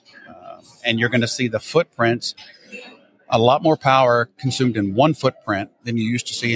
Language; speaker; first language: English; native; English